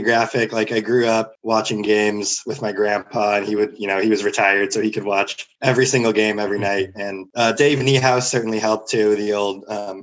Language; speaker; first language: English; native; English